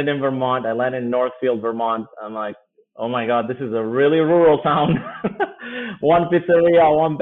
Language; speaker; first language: English; non-native, fluent; Albanian